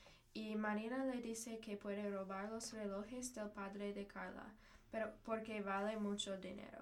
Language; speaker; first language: Spanish; non-native, learner; English